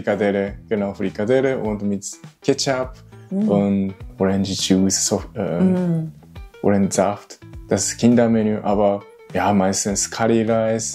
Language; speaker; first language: German; non-native, learner; Japanese